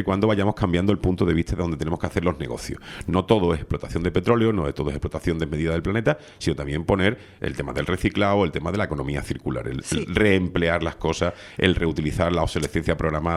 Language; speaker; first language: Spanish; native; Spanish